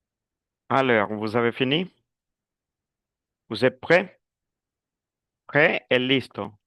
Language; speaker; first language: French; non-native, fluent; Spanish